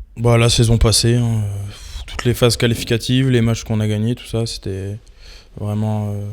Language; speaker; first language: French; native; French